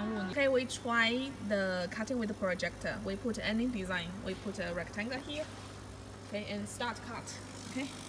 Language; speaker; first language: English; non-native, fluent; Chinese